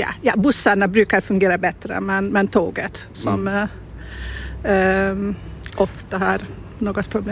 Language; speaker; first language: Swedish; non-native, fluent; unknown